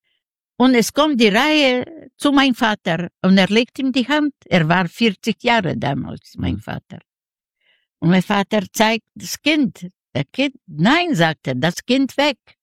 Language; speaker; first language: German; non-native, learner; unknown